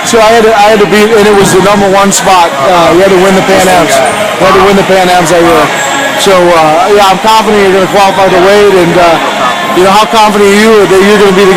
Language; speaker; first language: English; native; English